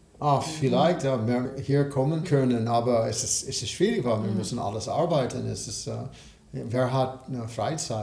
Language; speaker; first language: German; non-native, learner; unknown